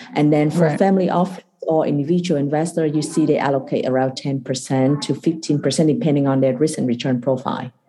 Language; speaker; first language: English; non-native, fluent; Vietnamese